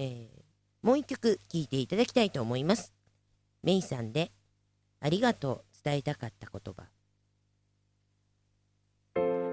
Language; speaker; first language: Japanese; native; Japanese